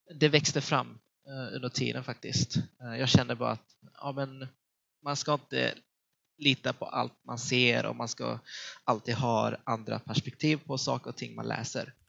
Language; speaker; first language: Swedish; early bilingual, other home language; Vietnamese